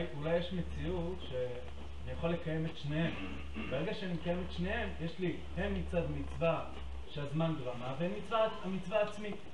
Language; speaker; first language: Hebrew; native; Hebrew